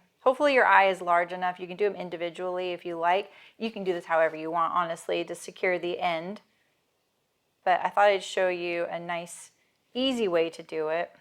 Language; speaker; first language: English; native; English